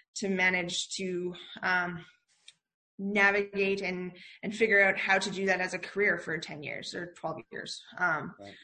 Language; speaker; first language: English; native; English